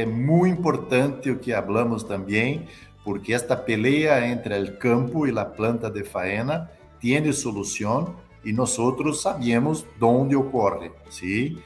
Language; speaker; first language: Spanish; non-native, learner; Portuguese